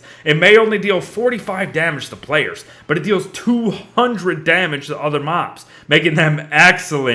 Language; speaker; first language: English; native; English